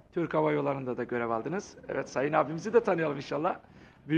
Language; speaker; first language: Turkish; native; Turkish